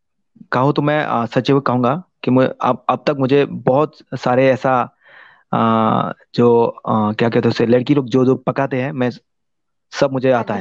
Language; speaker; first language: Hindi; non-native, local second language; Kok Borok